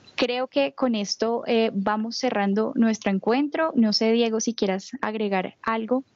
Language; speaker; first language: Spanish; native; Spanish